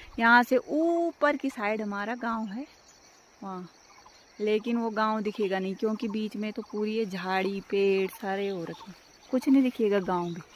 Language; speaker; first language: Hindi; non-native, local second language; Garhwali